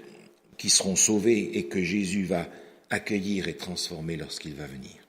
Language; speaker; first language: French; native; French